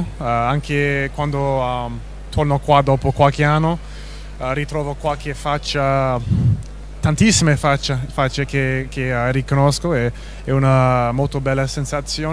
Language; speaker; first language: Italian; non-native, fluent; English